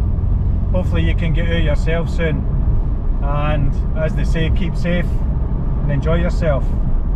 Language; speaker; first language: English; native; English